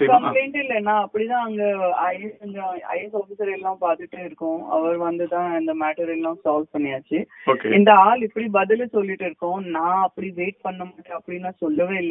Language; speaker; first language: Tamil; non-native, fluent; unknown